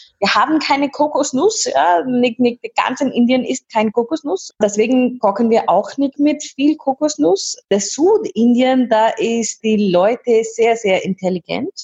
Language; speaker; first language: German; non-native, learner; Hindi